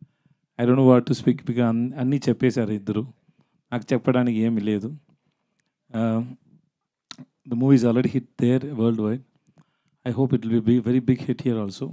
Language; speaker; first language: Telugu; non-native, learner; Tamil